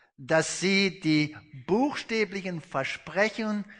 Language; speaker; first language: German; non-native, fluent; Afrikaans